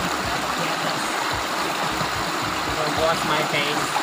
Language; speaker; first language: English; non-native, learner; Indonesian